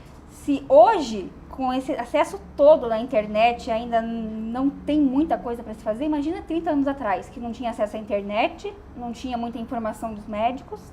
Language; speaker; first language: Portuguese; native; Portuguese